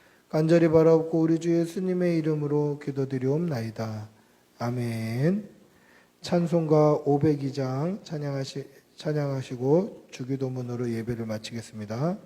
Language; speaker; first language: Korean; native; Korean